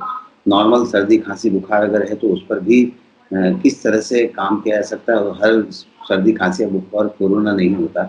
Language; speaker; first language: Hindi; native; Hindi